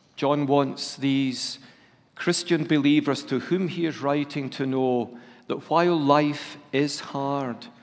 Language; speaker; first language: English; native; English